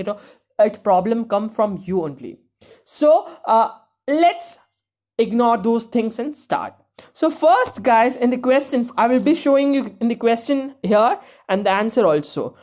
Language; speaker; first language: English; non-native, local second language; Kannada